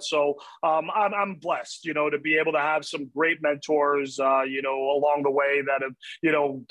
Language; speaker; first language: English; native; English